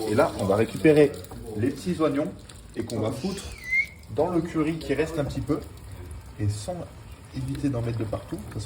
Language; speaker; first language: French; native; French